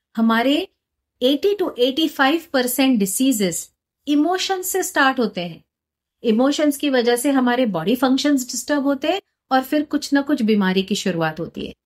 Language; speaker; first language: Hindi; non-native, local second language; Marathi